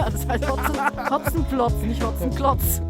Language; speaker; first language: German; native; German